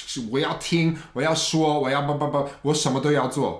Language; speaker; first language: Chinese; non-native, fluent; English